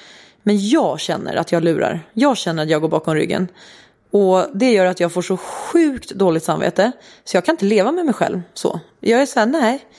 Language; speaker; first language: Swedish; native; Swedish